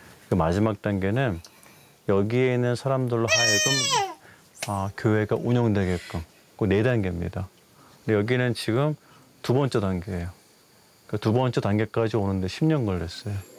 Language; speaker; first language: Korean; native; Korean